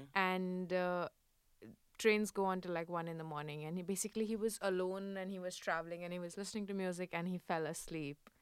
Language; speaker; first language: English; non-native, local second language; Hindi